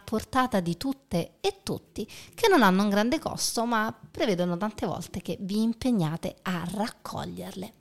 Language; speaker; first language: Italian; native; Italian